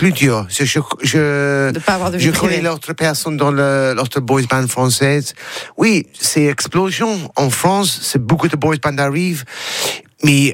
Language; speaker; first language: French; non-native, learner; English